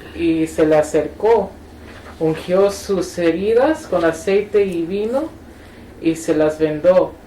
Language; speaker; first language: Spanish; native; Spanish